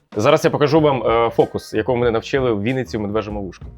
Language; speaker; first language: Ukrainian; native; Ukrainian